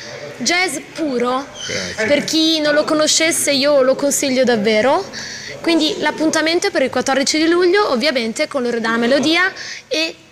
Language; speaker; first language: Italian; native; Italian